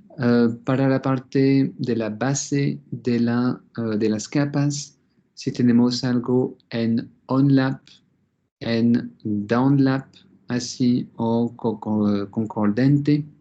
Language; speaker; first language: Spanish; non-native, fluent; French